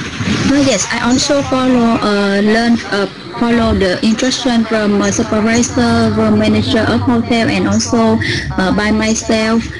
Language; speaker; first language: English; non-native, learner; Vietnamese